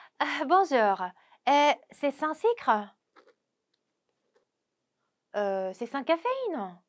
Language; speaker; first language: French; non-native, fluent; Korean